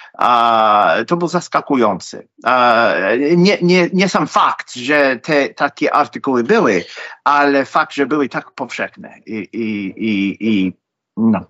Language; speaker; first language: Polish; non-native, fluent; English